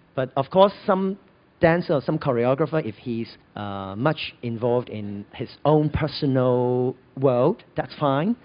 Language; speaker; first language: English; non-native, local second language; Cantonese